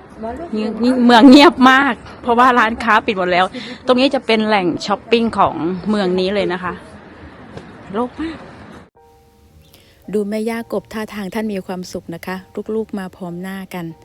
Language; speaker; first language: Thai; native; Thai